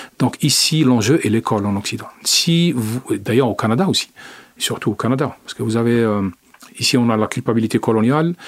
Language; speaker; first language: French; non-native, local second language; Arabic